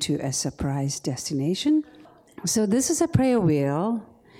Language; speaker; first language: English; non-native, local second language; Tibetan